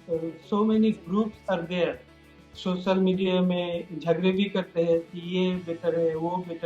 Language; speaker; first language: Hindi; non-native, learner; Bangla